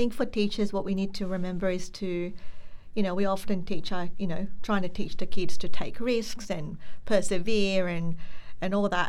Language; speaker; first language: English; non-native, local second language; Filipino